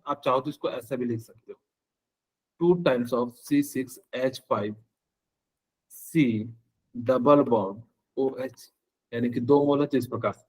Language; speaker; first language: Hindi; native; Hindi